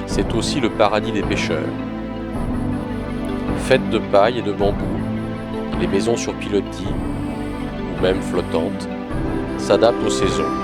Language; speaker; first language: French; native; French